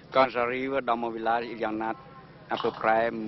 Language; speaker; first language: French; non-native, local second language; Khmer